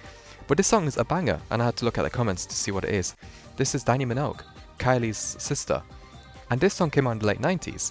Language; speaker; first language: English; native; English